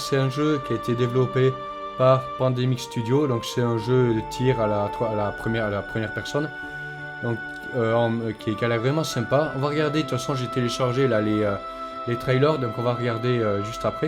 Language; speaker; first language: French; native; French